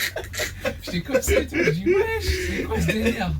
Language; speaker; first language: French; native; French